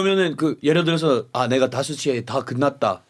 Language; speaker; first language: Korean; non-native, fluent; English